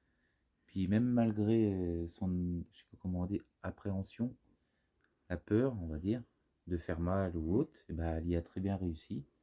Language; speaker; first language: French; native; French